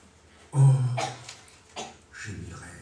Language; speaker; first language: French; native; French